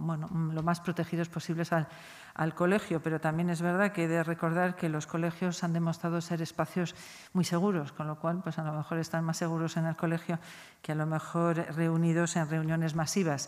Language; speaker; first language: Spanish; native; Spanish